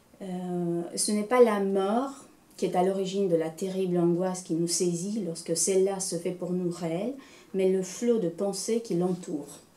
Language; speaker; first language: French; non-native, fluent; Romanian